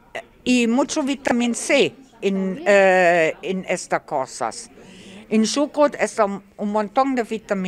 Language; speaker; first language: Spanish; non-native, learner; German